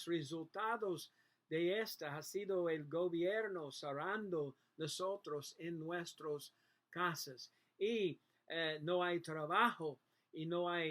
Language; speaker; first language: Spanish; non-native, learner; English